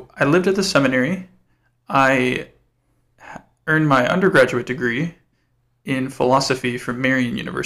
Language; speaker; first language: English; native; English